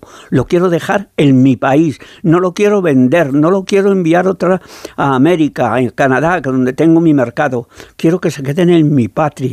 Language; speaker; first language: Spanish; native; Spanish